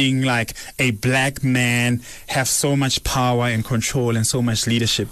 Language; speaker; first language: English; non-native, local second language; Zulu